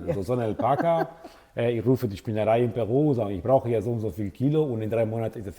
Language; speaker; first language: German; non-native, fluent; Italian